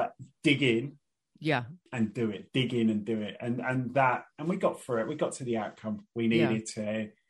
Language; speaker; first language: English; native; English